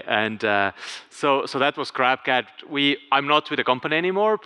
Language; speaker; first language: English; non-native, fluent; Estonian